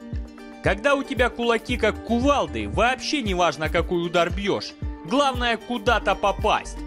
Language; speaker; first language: Russian; native; Russian